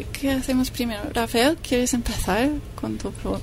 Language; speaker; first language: Spanish; non-native, fluent; English